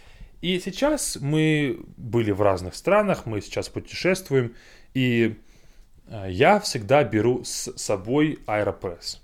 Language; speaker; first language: Russian; non-native, fluent; English